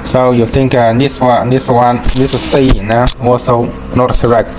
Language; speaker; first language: English; non-native, fluent; Chinese